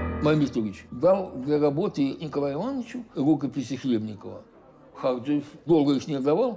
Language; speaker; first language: Russian; native; Russian